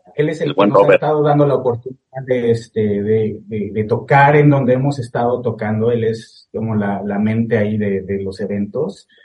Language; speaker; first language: Spanish; native; Spanish